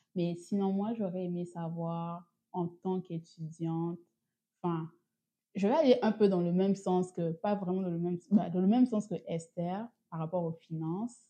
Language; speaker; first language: French; non-native, local second language; Lingala